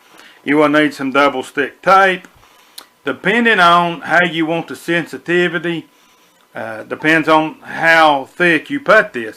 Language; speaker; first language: English; native; English